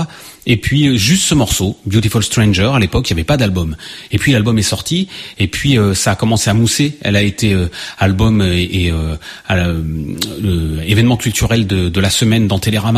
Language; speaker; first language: French; native; French